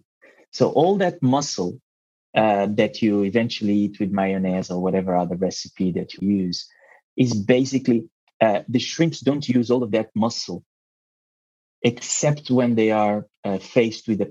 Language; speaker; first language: English; non-native, fluent; Portuguese